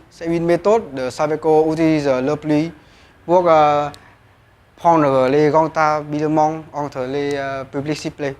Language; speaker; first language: French; non-native, learner; Vietnamese